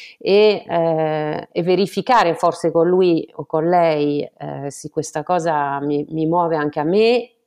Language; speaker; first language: Italian; non-native, fluent; French